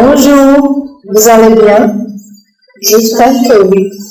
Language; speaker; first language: French; non-native, learner; Portuguese